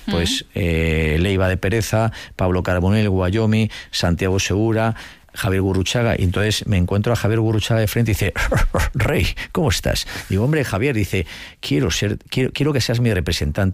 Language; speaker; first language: Spanish; native; Spanish